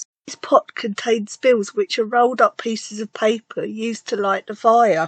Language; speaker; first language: English; native; English